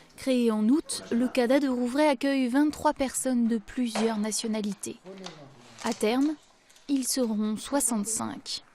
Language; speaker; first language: French; native; French